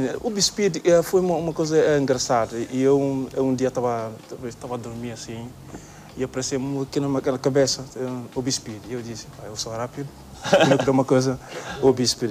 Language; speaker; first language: Portuguese; non-native, learner; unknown